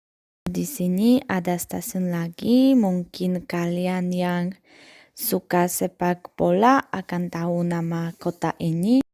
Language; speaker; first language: Indonesian; non-native, fluent; Polish